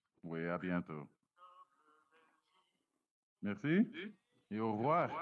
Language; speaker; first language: French; non-native, local second language; Dutch